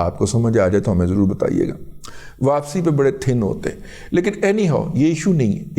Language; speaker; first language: Urdu; native; Urdu